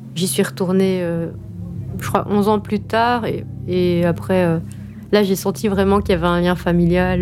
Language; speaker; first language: French; native; French